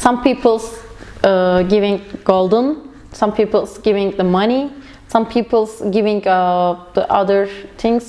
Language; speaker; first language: English; non-native, learner; Turkish